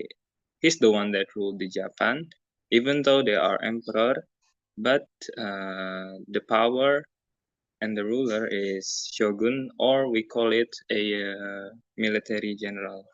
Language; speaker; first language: English; non-native, learner; Indonesian